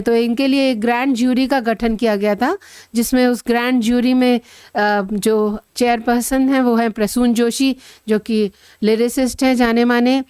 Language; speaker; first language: Hindi; native; Hindi